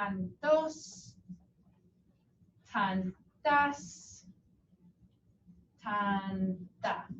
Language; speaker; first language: Spanish; non-native, fluent; English